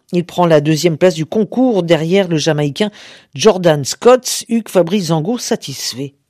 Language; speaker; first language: French; native; French